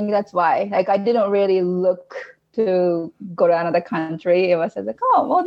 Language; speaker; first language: English; non-native, fluent; Japanese